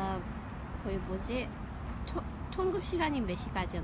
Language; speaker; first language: Korean; early bilingual, heritage; English